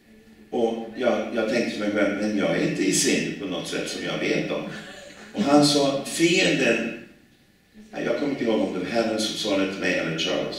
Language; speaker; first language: Swedish; non-native, fluent; English